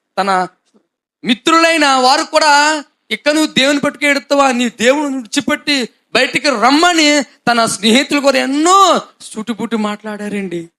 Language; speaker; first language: Telugu; non-native, local second language; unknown